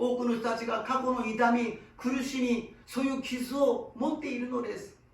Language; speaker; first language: Japanese; non-native, fluent; Korean